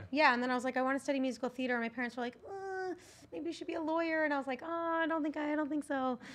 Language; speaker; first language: English; native; English